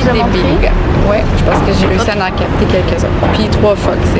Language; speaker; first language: French; native; French